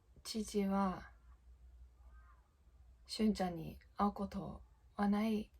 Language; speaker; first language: Japanese; non-native, fluent; English